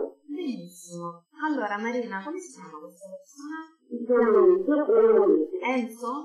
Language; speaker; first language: Italian; native; Italian